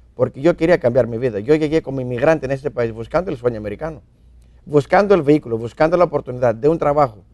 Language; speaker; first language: Spanish; non-native, fluent; Greek